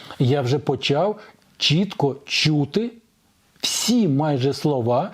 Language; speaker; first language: Ukrainian; non-native, local second language; Russian